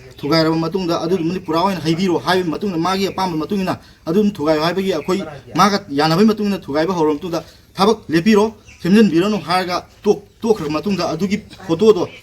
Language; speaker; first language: Manipuri; native; Manipuri